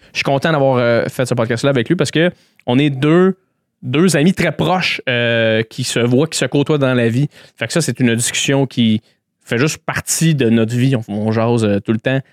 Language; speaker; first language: French; native; French